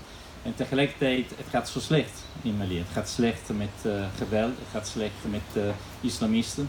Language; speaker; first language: Dutch; non-native, fluent; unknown